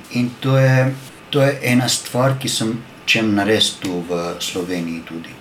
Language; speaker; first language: Slovenian; non-native, learner; Armenian